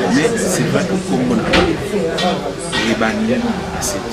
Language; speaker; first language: French; non-native, local second language; Lingala